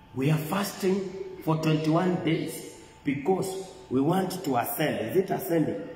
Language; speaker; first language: English; non-native, local second language; Swahili